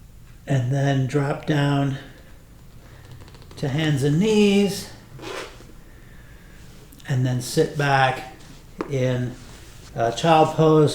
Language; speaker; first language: English; native; English